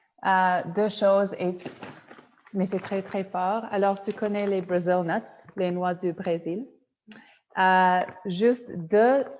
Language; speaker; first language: French; non-native, fluent; Polish